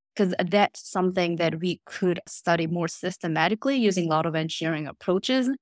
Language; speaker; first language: English; non-native, fluent; Korean